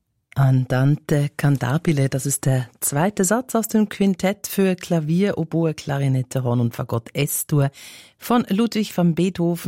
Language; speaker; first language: German; native; German